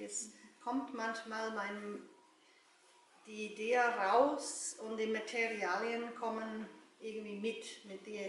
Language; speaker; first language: German; non-native, learner; English